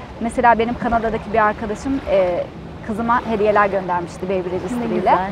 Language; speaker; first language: Turkish; native; Turkish